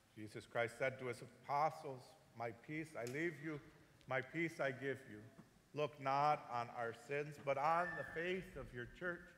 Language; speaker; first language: English; native; English